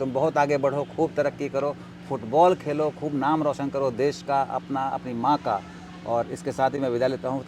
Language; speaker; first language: Hindi; native; Hindi